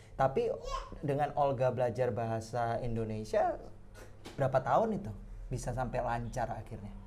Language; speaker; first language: Indonesian; native; Indonesian